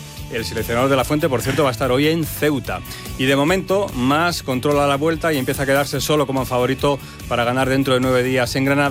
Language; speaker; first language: Spanish; native; Spanish